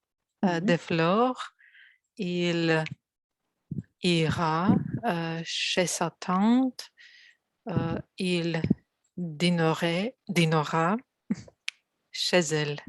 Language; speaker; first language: French; non-native, learner; Russian